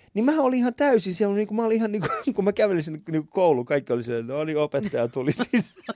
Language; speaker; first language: Finnish; native; Finnish